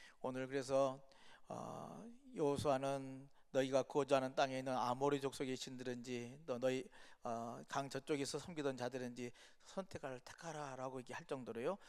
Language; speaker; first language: Korean; native; Korean